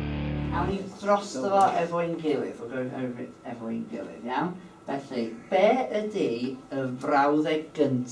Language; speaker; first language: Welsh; native; Welsh